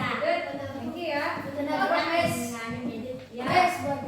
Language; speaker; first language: English; non-native, learner; Indonesian